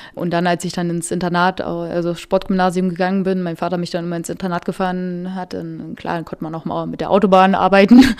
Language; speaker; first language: German; native; German